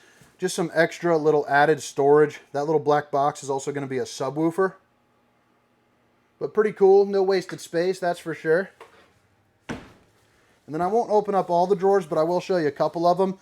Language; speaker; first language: English; native; English